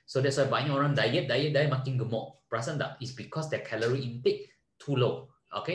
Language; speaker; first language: English; non-native, local second language; Malay